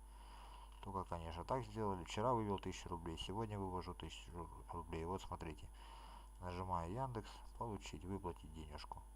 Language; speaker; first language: Russian; native; Russian